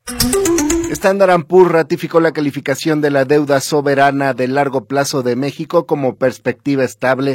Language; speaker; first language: Spanish; native; Spanish